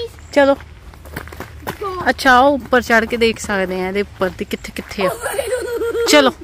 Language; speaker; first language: Hindi; non-native, local second language; Punjabi